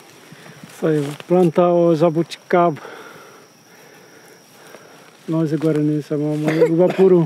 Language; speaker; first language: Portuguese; non-native, local second language; Guarani